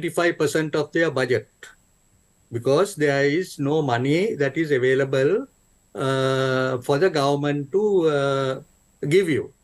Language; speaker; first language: English; non-native, local second language; Sinhala